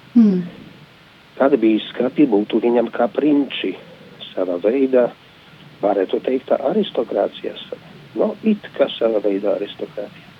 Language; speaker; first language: Latvian; non-native, fluent; Polish